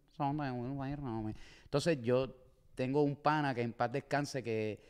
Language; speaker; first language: Spanish; native; Spanish